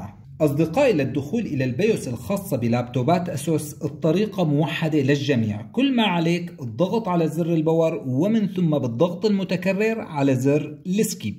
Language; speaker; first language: Arabic; native; Arabic